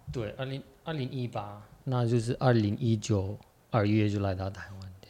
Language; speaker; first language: Chinese; non-native, fluent; Arabic